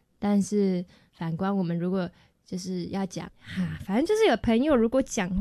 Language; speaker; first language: Chinese; native; Chinese